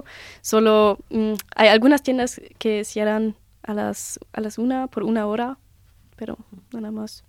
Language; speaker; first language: Spanish; non-native, learner; German